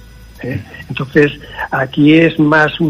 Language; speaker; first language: Spanish; native; Spanish